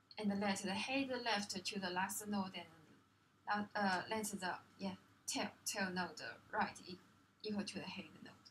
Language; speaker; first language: English; non-native, fluent; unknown